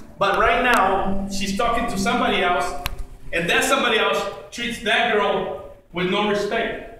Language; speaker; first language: English; early bilingual, other home language; Spanish